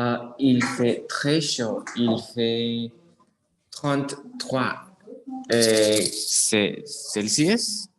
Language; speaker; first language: French; non-native, learner; Spanish